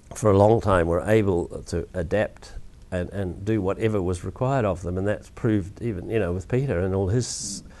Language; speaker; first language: English; native; English